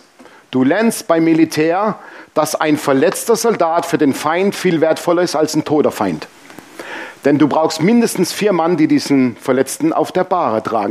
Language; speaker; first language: German; native; German